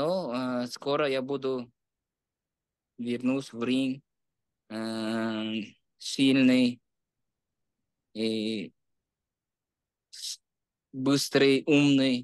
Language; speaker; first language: Russian; non-native, local second language; Uzbek